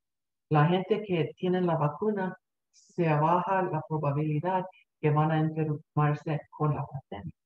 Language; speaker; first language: Spanish; early bilingual, heritage; Spanish